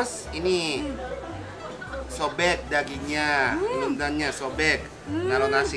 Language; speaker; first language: Indonesian; non-native, fluent; Japanese